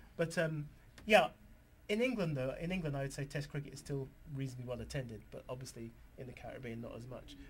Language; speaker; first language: English; native; English